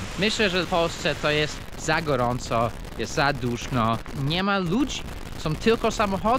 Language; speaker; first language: Polish; non-native, fluent; English